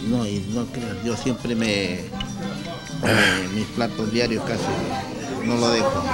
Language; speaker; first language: Spanish; native; Spanish